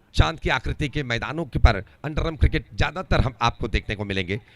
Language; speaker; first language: Hindi; non-native, local second language; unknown